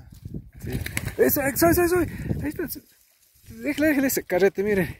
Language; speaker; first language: Spanish; native; Spanish